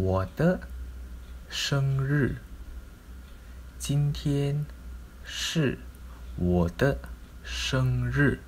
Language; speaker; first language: Chinese; non-native, local second language; Malay